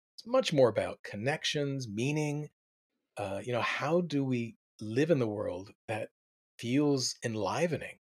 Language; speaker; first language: English; native; English